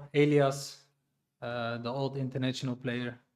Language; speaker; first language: English; non-native, fluent; Dutch